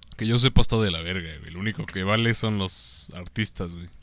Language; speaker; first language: Spanish; native; Spanish